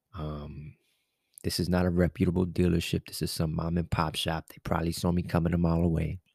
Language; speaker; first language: English; native; English